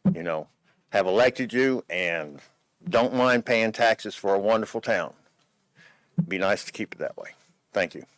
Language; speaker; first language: English; native; English